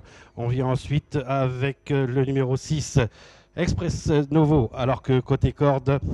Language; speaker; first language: French; native; French